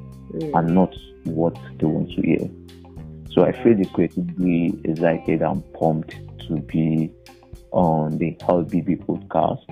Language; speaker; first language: English; non-native, local second language; Yoruba